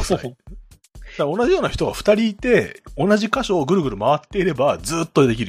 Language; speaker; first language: Japanese; native; Japanese